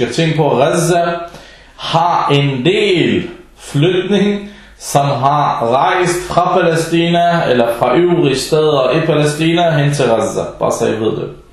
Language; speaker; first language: Danish; early bilingual, other home language; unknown